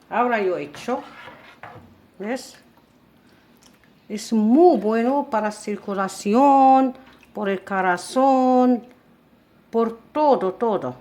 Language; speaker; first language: Spanish; non-native, learner; Arabic